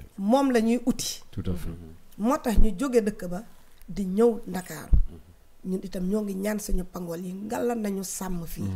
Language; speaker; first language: Wolof; non-native, local second language; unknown